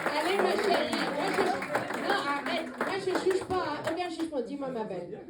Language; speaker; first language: French; non-native, fluent; English